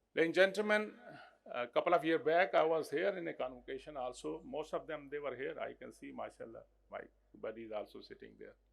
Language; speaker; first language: English; non-native, local second language; Urdu